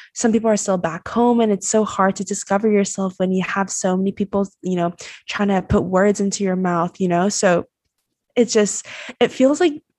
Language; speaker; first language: English; non-native, fluent; Chinese